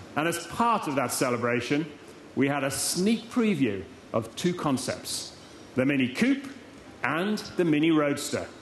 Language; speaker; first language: English; native; English